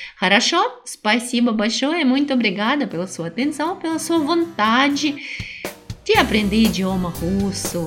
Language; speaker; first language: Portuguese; non-native, fluent; Russian